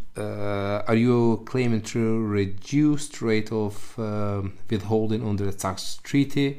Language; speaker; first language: English; non-native, learner; Albanian